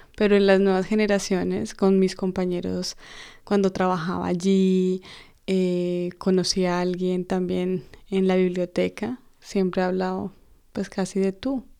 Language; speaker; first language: Spanish; native; Spanish